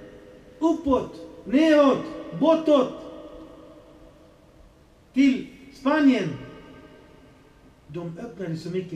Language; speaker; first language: Swedish; non-native, fluent; Arabic